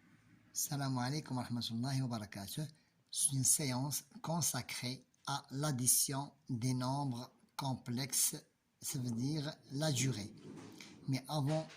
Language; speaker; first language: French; non-native, local second language; Arabic